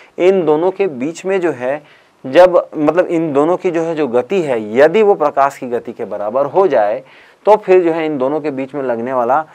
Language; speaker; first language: Hindi; native; Hindi